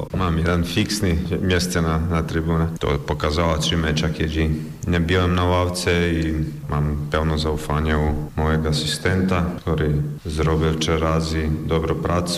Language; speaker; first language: Polish; non-native, learner; Croatian